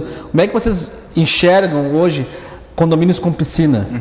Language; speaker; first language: Portuguese; native; Portuguese